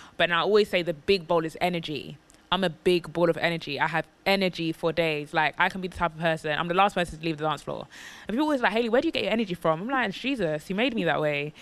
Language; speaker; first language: English; native; English